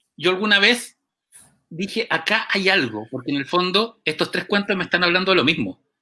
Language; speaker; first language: Spanish; native; Spanish